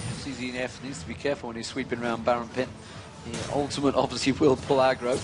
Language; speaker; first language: English; native; English